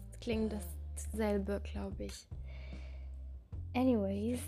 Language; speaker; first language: German; non-native, fluent; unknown